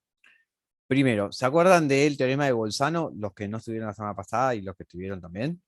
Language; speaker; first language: Spanish; native; Spanish